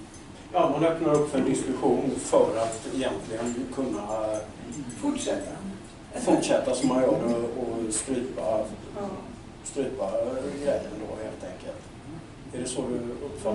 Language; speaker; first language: Swedish; native; Swedish